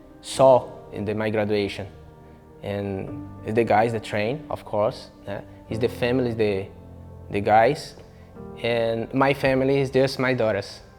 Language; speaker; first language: English; non-native, learner; Portuguese